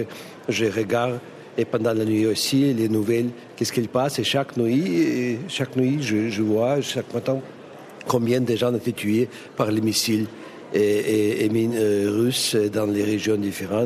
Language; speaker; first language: French; non-native, fluent; Russian